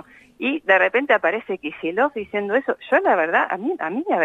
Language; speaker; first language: Spanish; native; Spanish